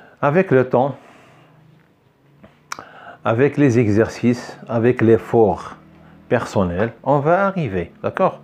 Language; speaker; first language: French; non-native, fluent; Arabic